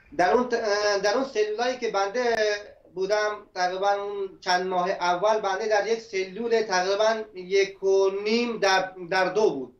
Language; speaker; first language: Persian; non-native, local second language; Baluchi